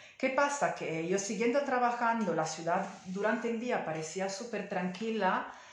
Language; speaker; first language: Spanish; non-native, fluent; Italian